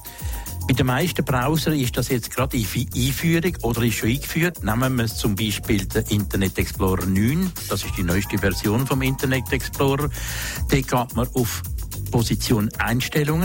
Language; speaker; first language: German; native; German